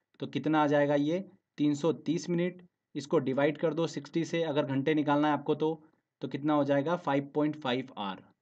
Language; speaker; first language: Hindi; native; Hindi